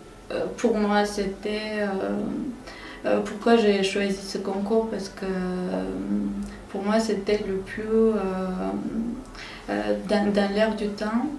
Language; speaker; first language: French; non-native, fluent; Armenian